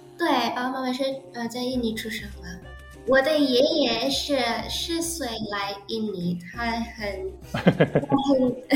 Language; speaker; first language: Chinese; early bilingual, heritage; Indonesian